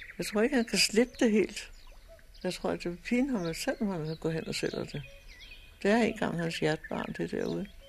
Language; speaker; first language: Danish; native; Danish